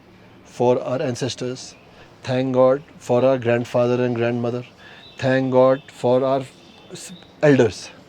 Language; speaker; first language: Hindi; native; Hindi